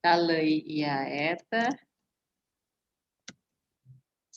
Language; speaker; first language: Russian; non-native, fluent; Indonesian